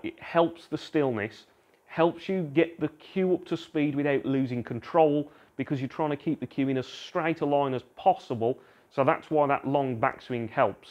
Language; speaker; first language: English; native; English